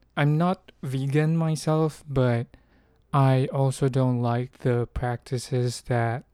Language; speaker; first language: English; non-native, local second language; Filipino